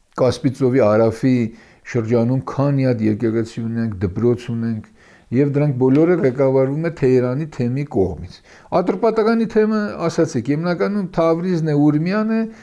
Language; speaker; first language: Armenian; early bilingual, heritage; Armenian